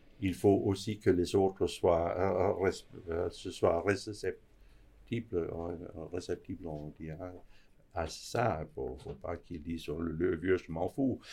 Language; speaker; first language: French; non-native, fluent; Danish